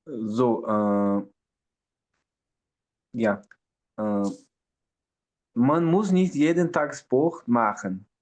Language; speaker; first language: German; non-native, learner; Portuguese